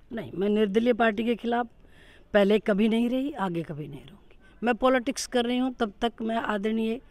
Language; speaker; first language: Hindi; native; Hindi